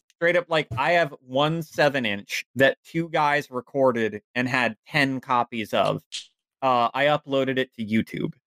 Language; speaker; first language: English; native; English